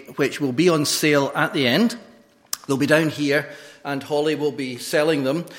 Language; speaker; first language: English; native; English